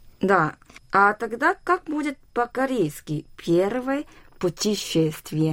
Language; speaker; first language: Russian; non-native, local second language; Korean